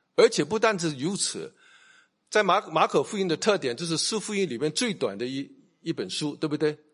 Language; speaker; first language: Chinese; non-native, local second language; Cantonese